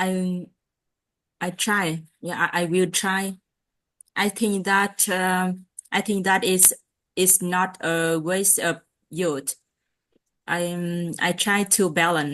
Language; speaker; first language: English; non-native, learner; Vietnamese